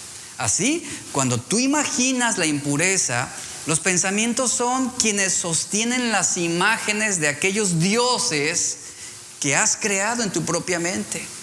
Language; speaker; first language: Spanish; native; Spanish